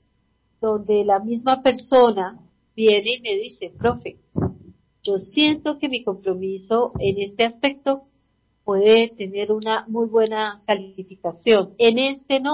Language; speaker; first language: Spanish; native; Spanish